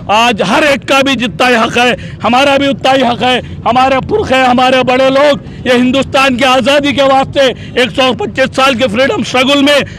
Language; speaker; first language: Urdu; native; Urdu